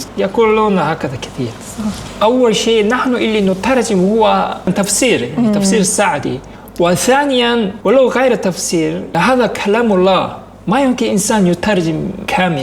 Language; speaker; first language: Arabic; non-native, fluent; Korean